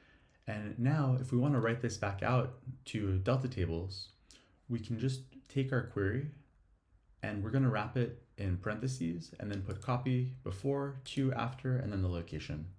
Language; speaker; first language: English; native; English